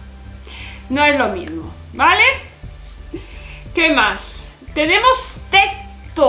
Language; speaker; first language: Spanish; non-native, fluent; Italian